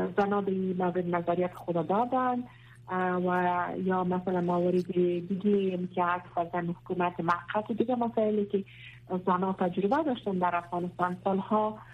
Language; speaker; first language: Persian; non-native, local second language; Pashto